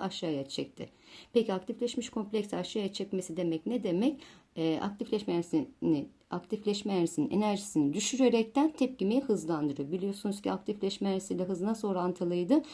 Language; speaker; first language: Turkish; native; Turkish